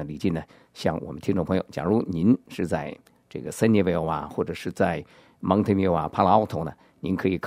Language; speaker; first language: Chinese; native; Chinese